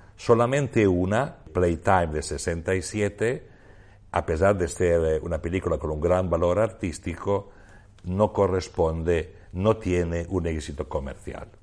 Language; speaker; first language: Spanish; non-native, fluent; Italian